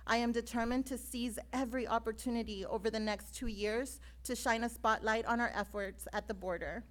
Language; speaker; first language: English; native; English